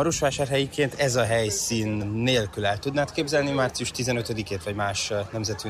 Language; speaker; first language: Hungarian; native; Hungarian